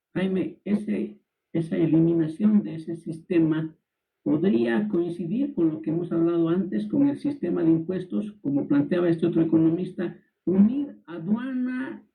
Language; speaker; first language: Spanish; native; Spanish